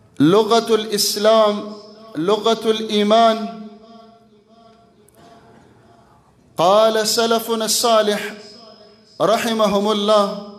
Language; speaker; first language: Arabic; non-native, fluent; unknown